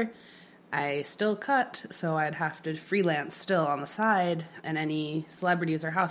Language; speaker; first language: English; native; English